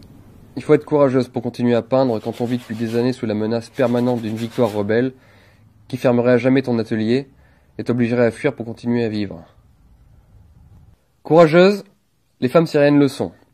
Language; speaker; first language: French; native; French